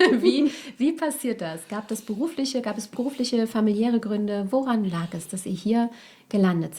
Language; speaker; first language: German; native; German